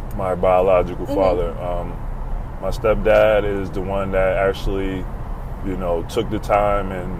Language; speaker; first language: English; native; English